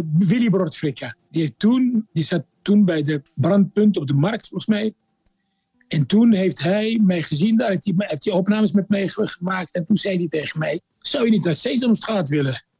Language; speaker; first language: Dutch; non-native, fluent; Arabic